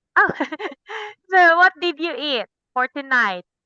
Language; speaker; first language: English; non-native, local second language; Cebuano